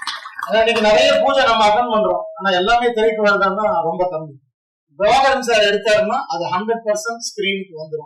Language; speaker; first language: Tamil; native; Tamil